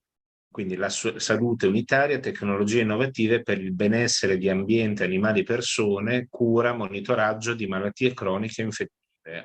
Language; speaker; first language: Italian; native; Italian